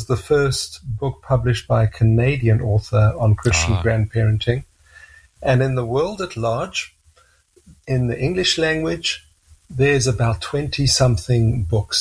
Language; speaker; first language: English; native; English